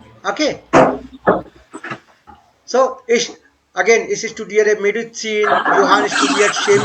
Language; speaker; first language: German; non-native, learner; Hindi